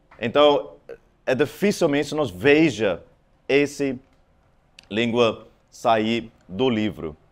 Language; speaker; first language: Portuguese; non-native, fluent; Afrikaans